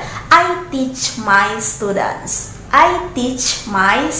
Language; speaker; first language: English; non-native, learner; Indonesian